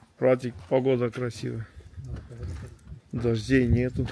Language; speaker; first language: Russian; non-native, fluent; Armenian